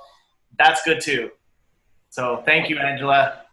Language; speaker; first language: English; native; English